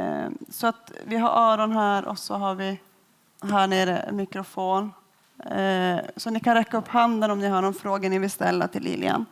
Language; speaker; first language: Swedish; native; Swedish